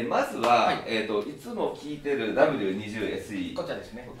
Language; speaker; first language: Japanese; native; Japanese